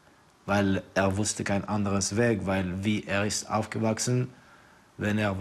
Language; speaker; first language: German; non-native, fluent; Estonian